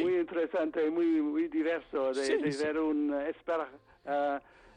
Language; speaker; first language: Spanish; non-native, fluent; English